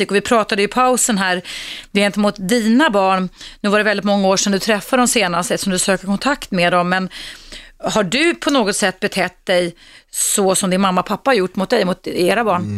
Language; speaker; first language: Swedish; native; Swedish